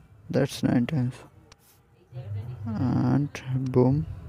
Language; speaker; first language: English; non-native, local second language; Bangla